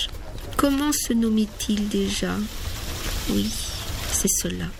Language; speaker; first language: French; native; French